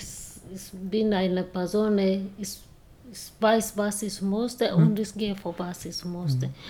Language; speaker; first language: German; non-native, learner; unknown